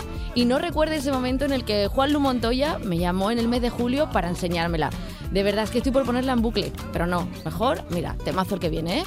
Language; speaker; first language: Spanish; native; Spanish